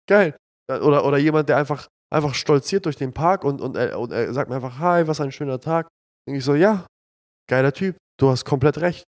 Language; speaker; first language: German; early bilingual, other home language; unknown